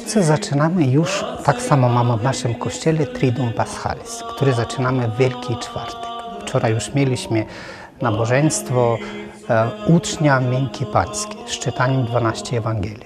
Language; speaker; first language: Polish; non-native, fluent; Ukrainian